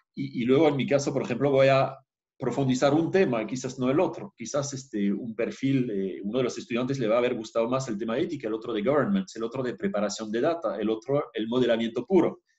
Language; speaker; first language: Spanish; non-native, fluent; French